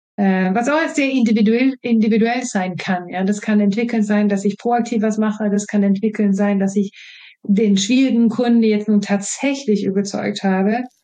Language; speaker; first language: German; non-native, fluent; Swedish